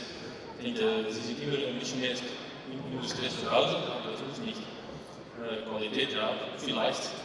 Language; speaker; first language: German; non-native, learner; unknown